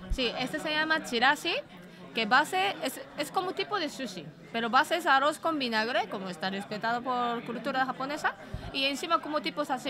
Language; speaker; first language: Spanish; non-native, learner; Japanese